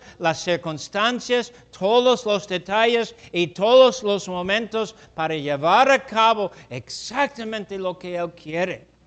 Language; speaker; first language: Spanish; non-native, fluent; English